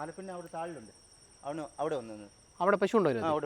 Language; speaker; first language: Malayalam; non-native, learner; Kannada